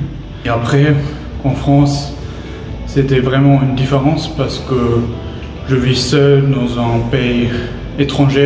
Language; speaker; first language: French; non-native, fluent; German